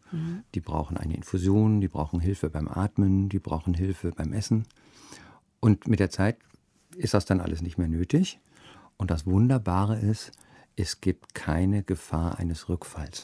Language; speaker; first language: German; native; German